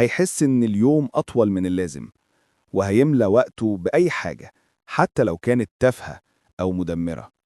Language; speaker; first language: Arabic; native; Arabic